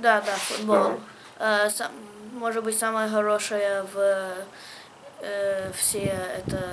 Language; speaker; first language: Russian; early bilingual, heritage; English